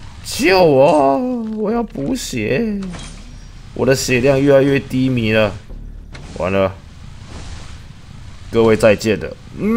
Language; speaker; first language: Chinese; native; Chinese